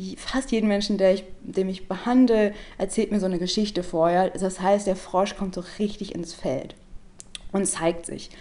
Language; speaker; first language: German; native; German